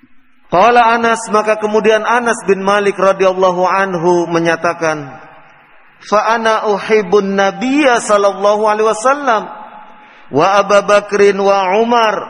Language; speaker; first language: Indonesian; native; Indonesian